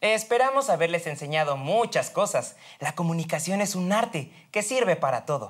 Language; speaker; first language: Spanish; native; Spanish